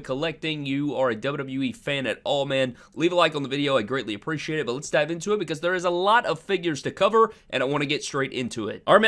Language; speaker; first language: English; native; English